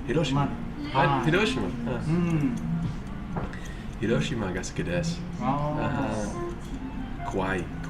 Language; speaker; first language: Japanese; non-native, learner; English